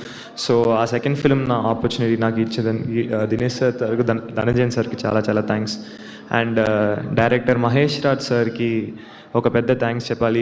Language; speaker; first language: Telugu; non-native, learner; Tamil